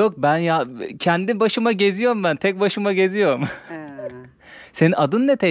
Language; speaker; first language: Turkish; native; Turkish